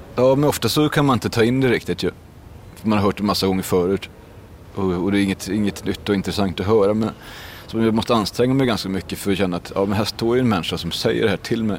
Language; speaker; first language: Swedish; native; Swedish